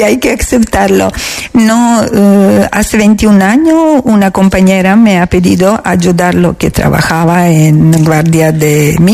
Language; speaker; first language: Spanish; non-native, learner; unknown